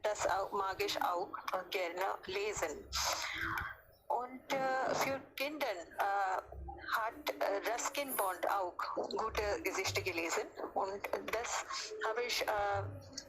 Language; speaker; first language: German; non-native, learner; Hindi